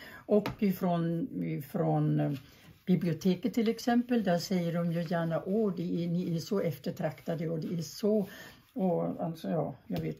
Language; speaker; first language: Swedish; early bilingual, other home language; German